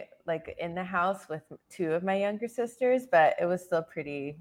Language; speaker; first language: English; native; English